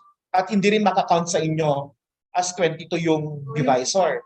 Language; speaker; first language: Filipino; native; Filipino